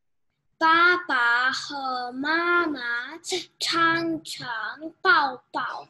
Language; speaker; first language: Chinese; non-native, learner; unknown